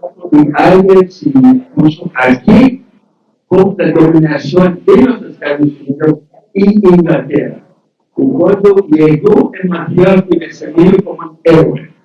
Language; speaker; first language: Spanish; non-native, learner; English